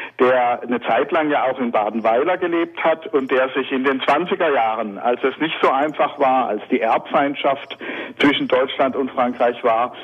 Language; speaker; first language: German; native; German